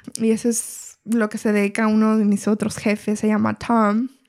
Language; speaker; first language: Spanish; early bilingual, heritage; Spanish